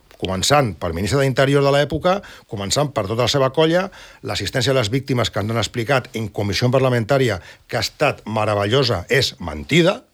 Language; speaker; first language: Catalan; non-native, local second language; Spanish